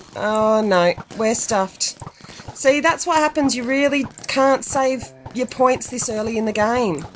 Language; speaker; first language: English; native; English